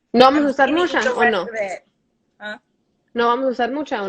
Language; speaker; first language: Spanish; early bilingual, heritage; Spanish